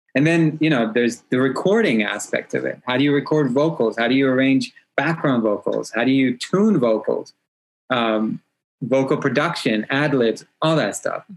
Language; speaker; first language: English; early bilingual, other home language; Hebrew